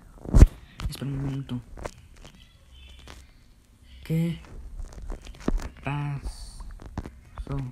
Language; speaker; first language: Spanish; early bilingual, heritage; Spanish